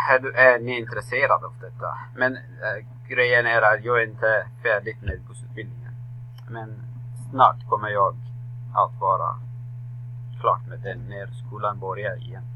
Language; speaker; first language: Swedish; non-native, learner; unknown